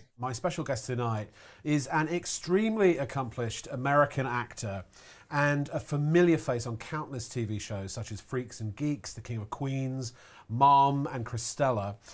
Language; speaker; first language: English; native; English